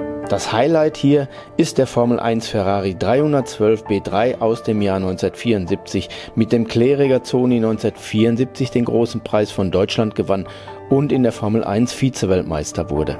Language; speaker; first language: German; native; German